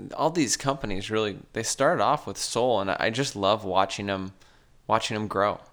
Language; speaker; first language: English; native; English